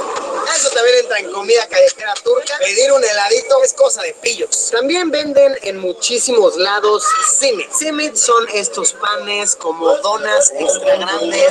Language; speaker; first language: Spanish; native; Spanish